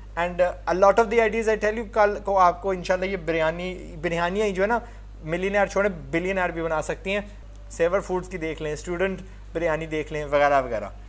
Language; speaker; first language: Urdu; non-native, fluent; English